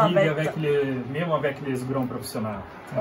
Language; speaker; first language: French; non-native, learner; Portuguese